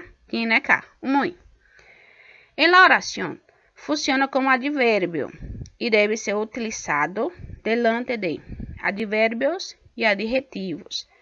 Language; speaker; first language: Spanish; non-native, local second language; Portuguese